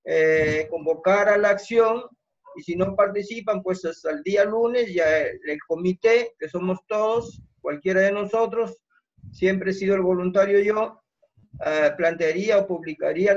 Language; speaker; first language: Spanish; native; Spanish